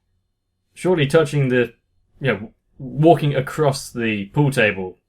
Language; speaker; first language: English; native; English